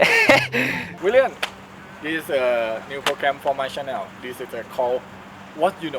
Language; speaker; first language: English; non-native, learner; Thai